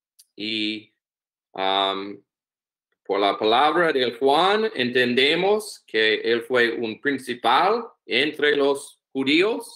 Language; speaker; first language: Spanish; non-native, learner; English